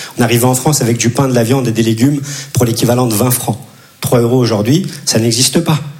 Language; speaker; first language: French; early bilingual, other home language; Turkish